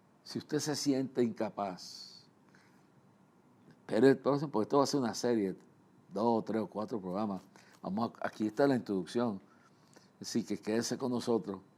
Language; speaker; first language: Spanish; native; Spanish